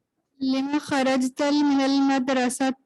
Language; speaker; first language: Arabic; non-native, learner; Urdu